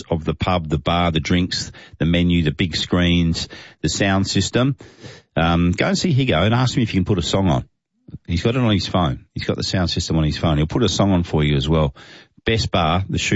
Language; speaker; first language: English; native; English